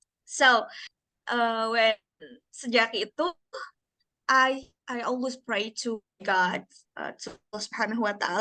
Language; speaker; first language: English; non-native, learner; Indonesian